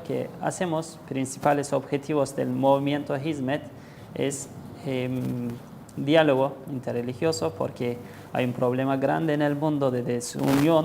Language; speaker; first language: Spanish; non-native, learner; Turkish